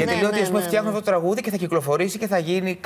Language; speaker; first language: Greek; native; Greek